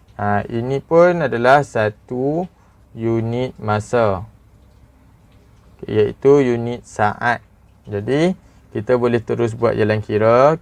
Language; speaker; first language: Malay; native; Malay